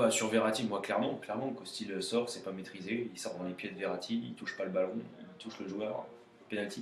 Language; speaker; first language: French; native; French